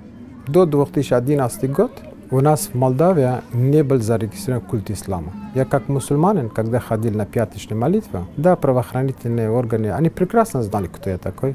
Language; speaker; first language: Russian; non-native, fluent; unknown